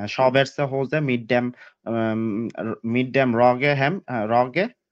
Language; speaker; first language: German; non-native, learner; Bangla